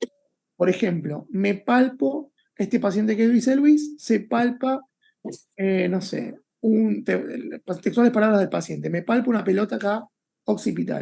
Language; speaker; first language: Spanish; native; Spanish